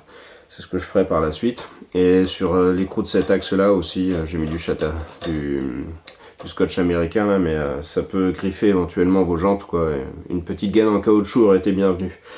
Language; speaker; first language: French; native; French